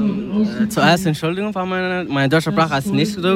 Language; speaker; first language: German; non-native, learner; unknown